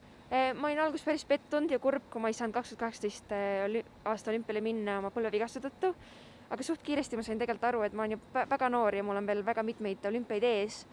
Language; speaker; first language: Estonian; native; Estonian